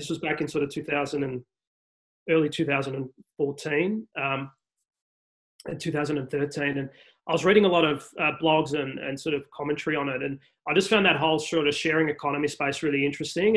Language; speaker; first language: English; native; English